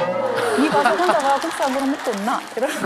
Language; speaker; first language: Korean; native; Korean